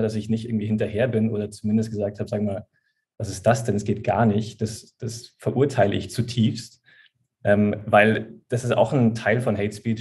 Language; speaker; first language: German; native; German